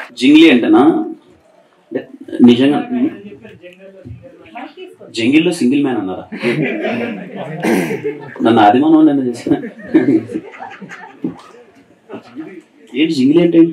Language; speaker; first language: Telugu; native; Telugu